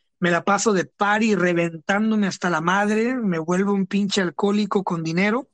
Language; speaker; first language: Spanish; early bilingual, heritage; Spanish